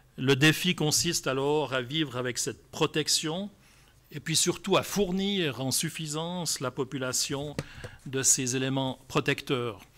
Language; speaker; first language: French; native; French